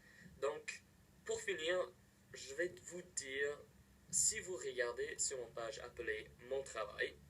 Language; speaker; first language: French; non-native, fluent; English